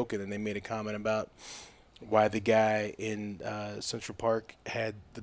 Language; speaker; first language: English; native; English